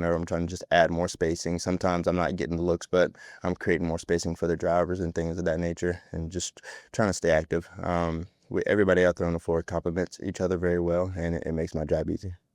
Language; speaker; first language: English; native; English